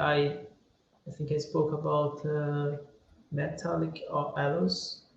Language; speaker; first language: English; non-native, learner; Portuguese